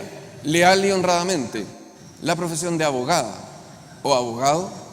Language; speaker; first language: Spanish; native; Spanish